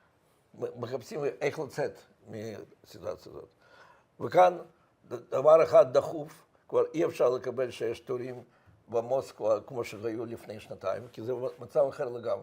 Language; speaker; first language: Hebrew; non-native, fluent; Russian